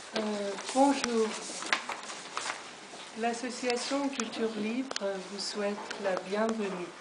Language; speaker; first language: French; non-native, fluent; Persian